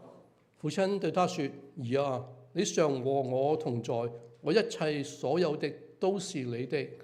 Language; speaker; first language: Chinese; native; Chinese